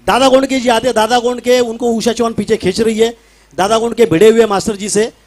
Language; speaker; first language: Hindi; non-native, local second language; Marathi